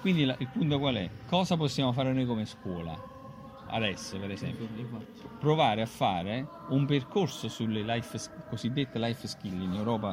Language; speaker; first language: Italian; native; Italian